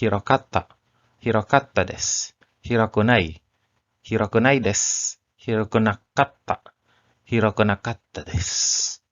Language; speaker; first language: Japanese; non-native, learner; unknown